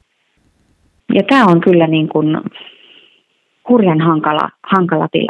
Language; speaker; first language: Finnish; native; Finnish